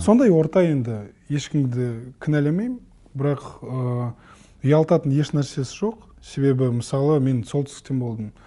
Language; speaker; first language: Kazakh; non-native, local second language; Russian